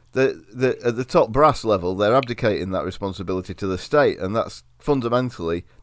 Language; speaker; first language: English; native; English